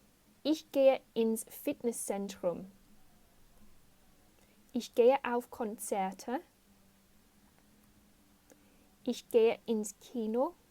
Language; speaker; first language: German; non-native, fluent; English